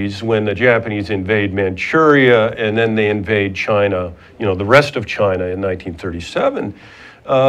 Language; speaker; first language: English; native; English